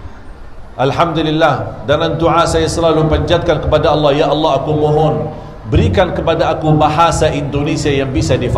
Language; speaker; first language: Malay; non-native, fluent; Arabic